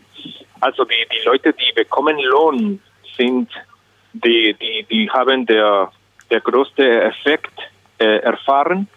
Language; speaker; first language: German; non-native, learner; Spanish